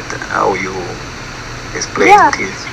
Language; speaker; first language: English; non-native, learner; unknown